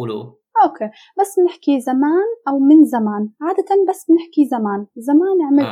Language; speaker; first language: Arabic; native; Arabic